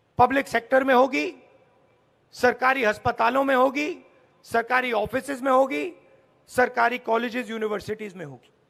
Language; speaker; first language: Hindi; native; Hindi